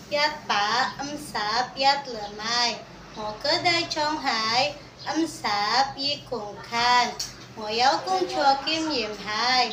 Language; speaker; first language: Cantonese; non-native, learner; Indonesian